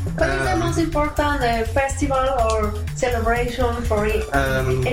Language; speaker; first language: English; non-native, learner; Spanish